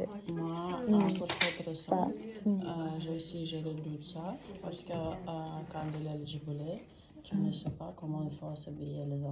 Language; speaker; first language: French; non-native, learner; Vietnamese